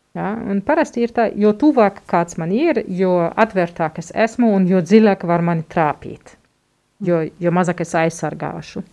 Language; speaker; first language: Latvian; non-native, fluent; German